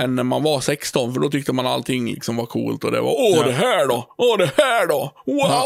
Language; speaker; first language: Swedish; native; Swedish